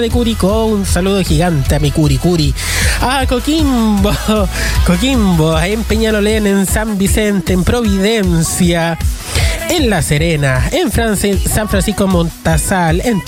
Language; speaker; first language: Spanish; native; Spanish